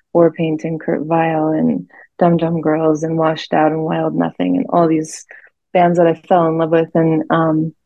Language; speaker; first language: English; native; English